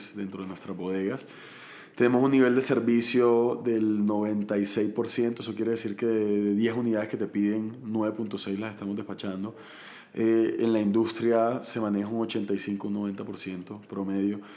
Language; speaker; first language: Spanish; native; Spanish